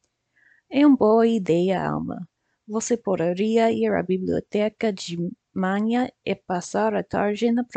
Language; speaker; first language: Portuguese; non-native, learner; English